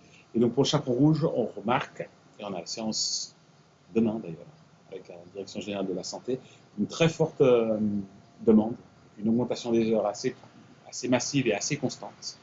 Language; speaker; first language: French; native; French